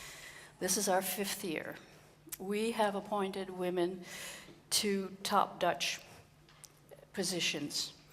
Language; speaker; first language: English; non-native, fluent; Dutch